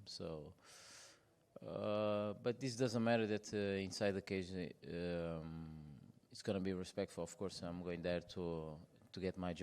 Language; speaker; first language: English; non-native, fluent; Portuguese